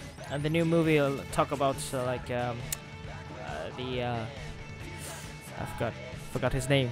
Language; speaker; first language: English; non-native, fluent; Vietnamese